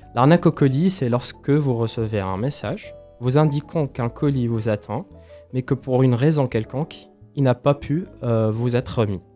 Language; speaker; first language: French; non-native, local second language; Arabic